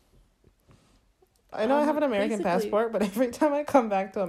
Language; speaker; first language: English; native; English